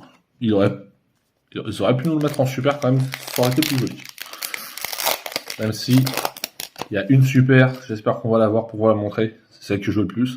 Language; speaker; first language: French; native; French